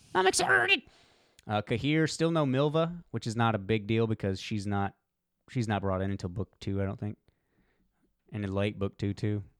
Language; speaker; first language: English; early bilingual, other home language; Polish